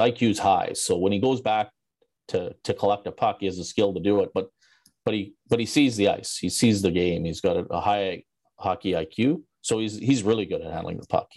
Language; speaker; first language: English; native; English